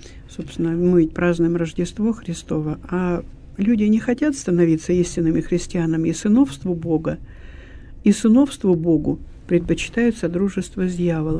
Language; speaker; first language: Russian; native; Russian